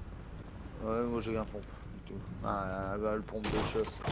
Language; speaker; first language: French; native; French